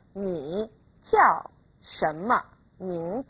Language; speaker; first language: Chinese; non-native, fluent; English